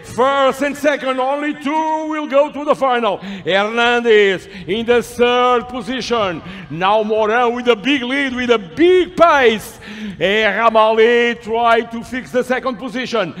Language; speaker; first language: English; non-native, learner; Portuguese